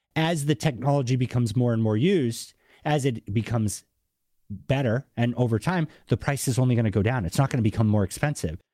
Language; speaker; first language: English; native; English